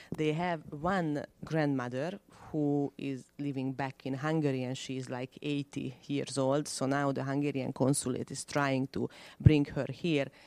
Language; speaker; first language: English; non-native, fluent; Hungarian